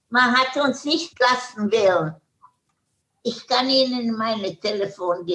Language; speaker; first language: German; non-native, learner; Hungarian